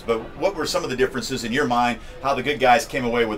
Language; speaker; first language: English; native; English